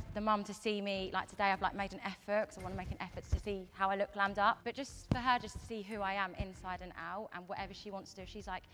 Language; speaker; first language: English; native; English